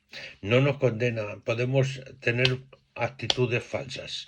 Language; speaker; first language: Spanish; native; Spanish